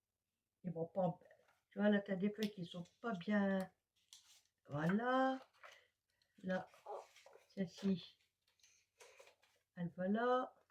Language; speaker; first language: French; native; French